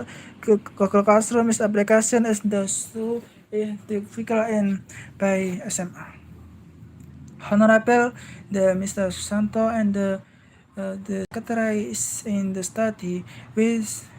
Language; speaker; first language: English; non-native, learner; Indonesian